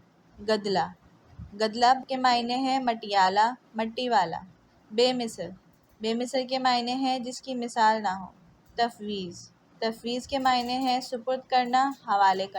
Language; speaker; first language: Urdu; native; Urdu